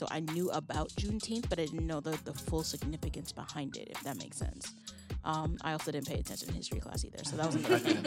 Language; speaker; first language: English; native; English